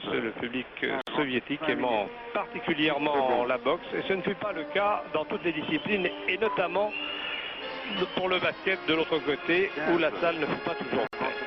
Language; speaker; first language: French; native; French